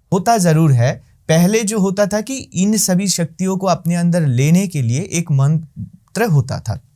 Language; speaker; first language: Hindi; non-native, local second language; Bangla